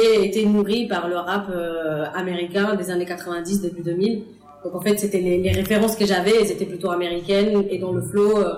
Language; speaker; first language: French; non-native, fluent; English